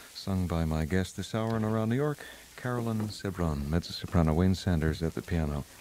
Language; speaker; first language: English; native; English